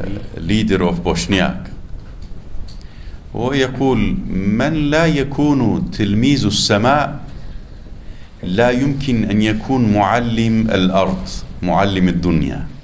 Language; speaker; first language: Arabic; non-native, fluent; Turkish